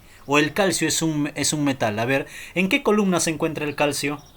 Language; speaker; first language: Spanish; native; Spanish